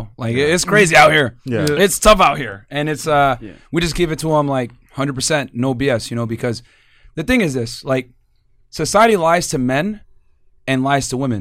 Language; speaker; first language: English; native; English